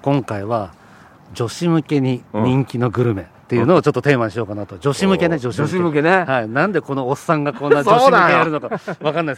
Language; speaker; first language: Japanese; native; Japanese